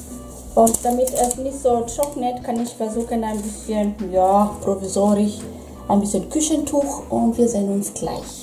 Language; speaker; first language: German; non-native, fluent; Swahili